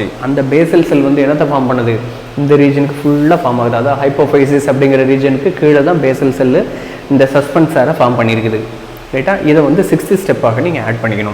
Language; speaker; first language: Tamil; native; Tamil